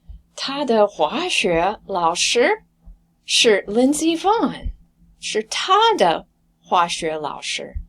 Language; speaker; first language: Chinese; non-native, fluent; English